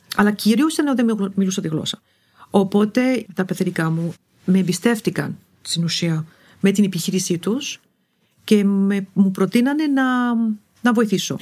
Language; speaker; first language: Greek; non-native, fluent; Arabic